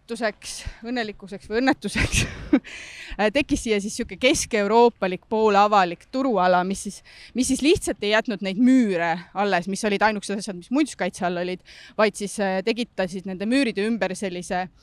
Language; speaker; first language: Estonian; native; Estonian